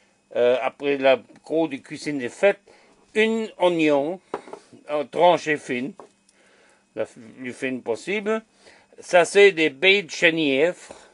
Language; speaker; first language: French; non-native, learner; German